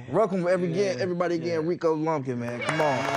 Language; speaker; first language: English; native; English